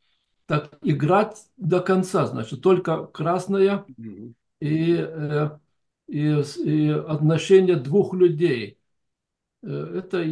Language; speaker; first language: Russian; non-native, fluent; Lithuanian